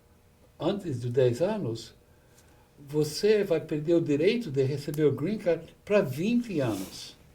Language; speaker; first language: Portuguese; non-native, fluent; English